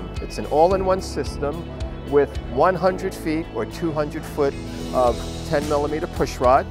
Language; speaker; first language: English; native; English